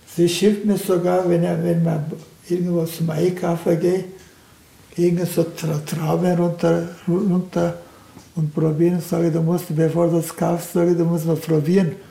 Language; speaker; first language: German; non-native, learner; Turkish